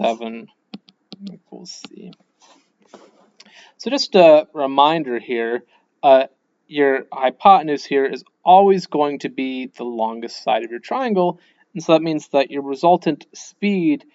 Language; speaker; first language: English; native; English